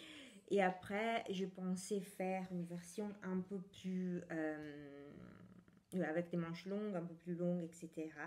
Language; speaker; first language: French; non-native, fluent; Italian